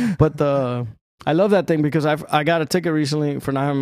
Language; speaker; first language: English; native; English